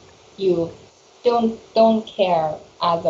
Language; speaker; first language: English; non-native, learner; Chinese